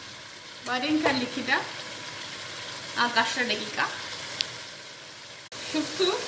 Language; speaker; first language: Arabic; non-native, learner; Amharic